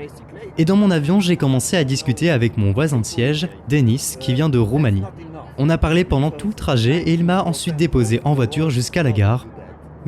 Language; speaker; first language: French; native; French